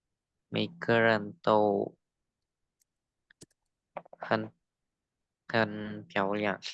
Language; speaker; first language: Chinese; non-native, learner; Indonesian